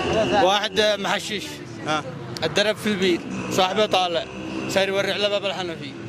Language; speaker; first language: Arabic; native; Arabic